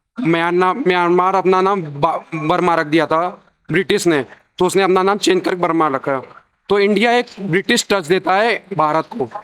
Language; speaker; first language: Hindi; native; Hindi